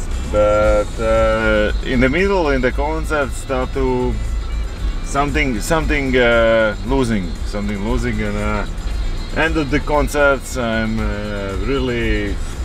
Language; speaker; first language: English; non-native, learner; Russian